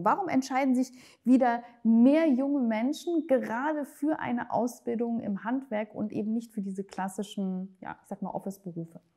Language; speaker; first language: German; native; German